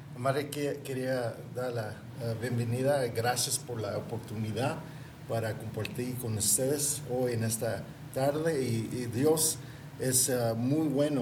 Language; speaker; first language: Spanish; early bilingual, heritage; Spanish